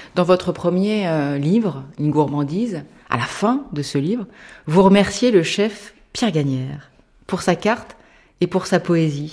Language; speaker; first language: French; native; French